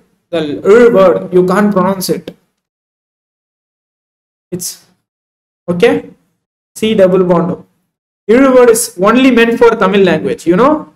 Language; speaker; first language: English; non-native, local second language; Tamil